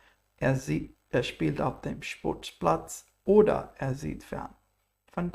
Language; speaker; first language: German; non-native, fluent; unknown